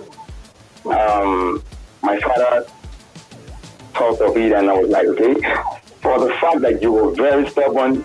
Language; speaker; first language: English; non-native, local second language; Yoruba